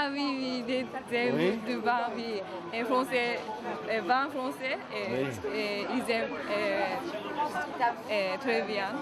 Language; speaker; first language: French; non-native, learner; Japanese